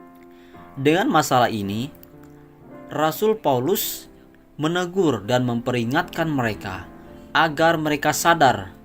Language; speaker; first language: Indonesian; native; Indonesian